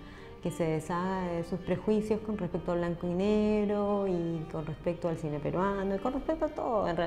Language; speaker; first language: Spanish; native; Spanish